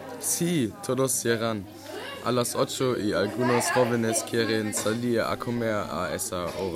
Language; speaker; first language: Spanish; non-native, learner; German